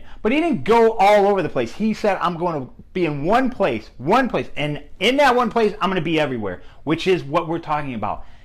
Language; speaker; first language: English; native; English